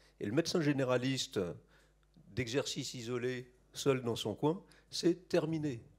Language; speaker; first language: French; native; French